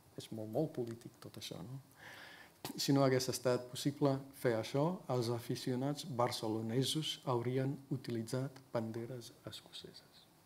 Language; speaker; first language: Catalan; non-native, fluent; English